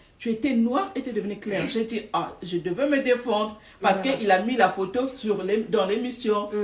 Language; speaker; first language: French; non-native, local second language; Lingala